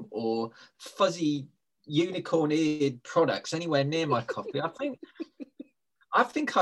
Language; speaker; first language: English; native; English